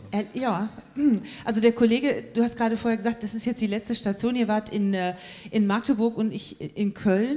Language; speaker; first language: German; native; German